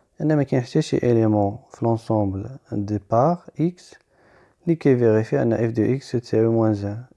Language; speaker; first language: French; non-native, local second language; Arabic